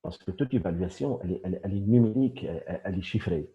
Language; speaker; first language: French; non-native, local second language; Arabic